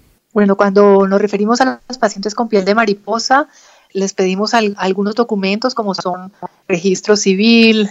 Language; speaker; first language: Spanish; native; Spanish